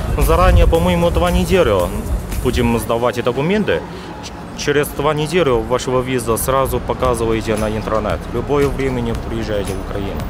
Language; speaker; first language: Ukrainian; non-native, learner; Chinese